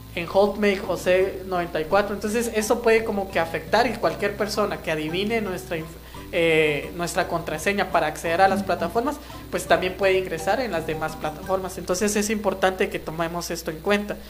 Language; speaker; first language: Spanish; non-native, local second language; Kaqchikel